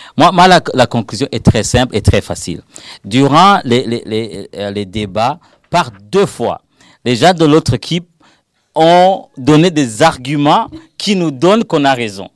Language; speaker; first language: French; non-native, local second language; Rundi